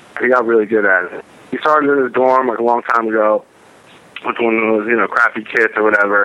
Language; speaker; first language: English; native; English